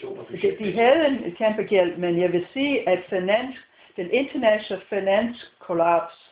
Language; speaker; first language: Danish; non-native, fluent; English